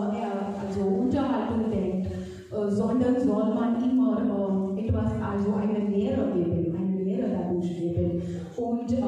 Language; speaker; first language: German; non-native, fluent; Marathi